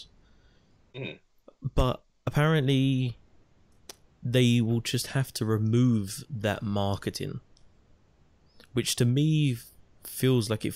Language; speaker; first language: English; native; English